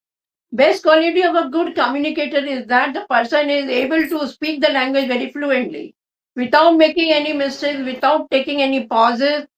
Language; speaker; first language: English; non-native, local second language; Hindi